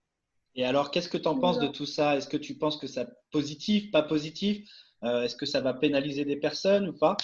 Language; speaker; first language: French; native; French